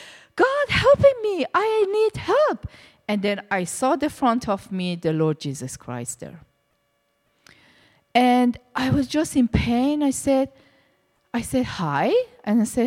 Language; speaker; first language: English; non-native, learner; Persian